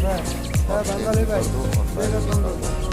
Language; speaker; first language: Hindi; non-native, learner; Bangla